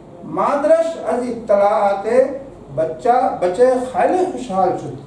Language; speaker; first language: Persian; non-native, learner; Urdu